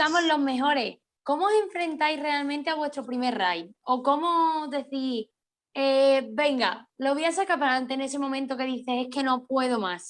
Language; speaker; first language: Spanish; native; Spanish